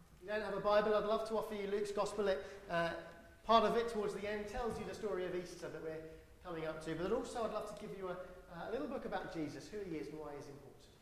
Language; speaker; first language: English; native; English